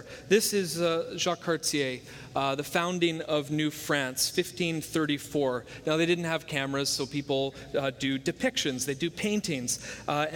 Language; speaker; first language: English; native; English